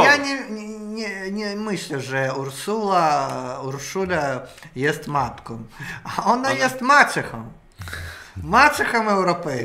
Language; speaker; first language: Polish; non-native, learner; Russian